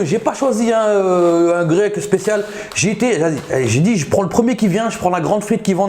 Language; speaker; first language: French; native; French